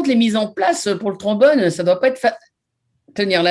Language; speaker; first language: French; native; French